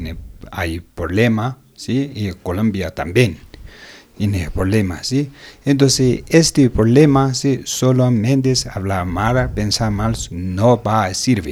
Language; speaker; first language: Spanish; non-native, learner; Tibetan